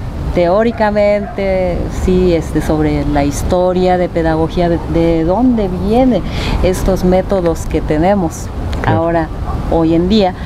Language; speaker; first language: Spanish; non-native, fluent; Japanese